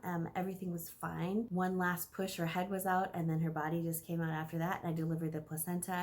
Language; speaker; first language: English; native; English